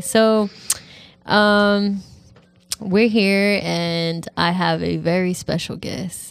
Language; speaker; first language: English; early bilingual, other home language; Spanish